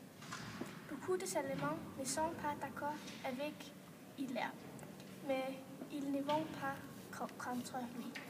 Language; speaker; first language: French; non-native, learner; Danish